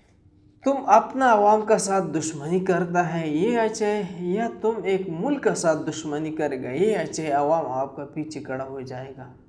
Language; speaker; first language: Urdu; non-native, local second language; Pashto